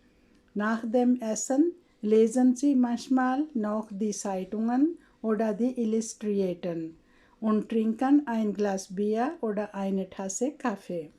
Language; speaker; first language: German; non-native, fluent; Urdu